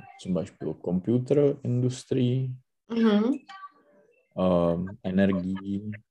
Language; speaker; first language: German; non-native, learner; Czech